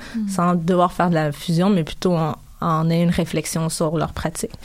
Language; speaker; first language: French; early bilingual, other home language; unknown